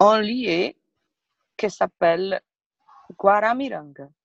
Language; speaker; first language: French; non-native, learner; Portuguese